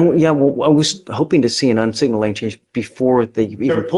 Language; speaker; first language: English; native; English